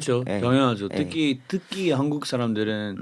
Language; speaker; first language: Korean; non-native, fluent; English